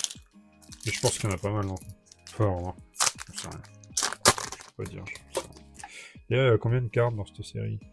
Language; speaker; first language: French; native; French